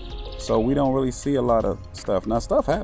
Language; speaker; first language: English; native; English